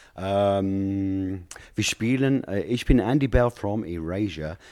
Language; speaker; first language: German; non-native, learner; English